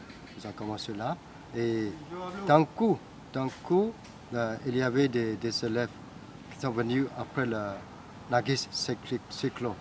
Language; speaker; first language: French; non-native, fluent; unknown